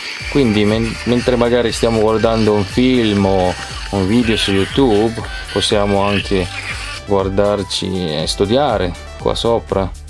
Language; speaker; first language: Italian; non-native, fluent; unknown